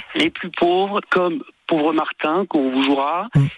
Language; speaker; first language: French; native; French